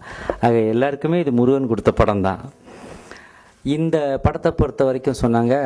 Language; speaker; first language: Tamil; native; Tamil